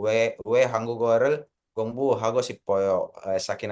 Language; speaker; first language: Korean; non-native, fluent; Indonesian